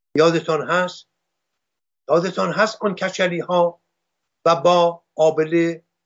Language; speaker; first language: Persian; non-native, local second language; Armenian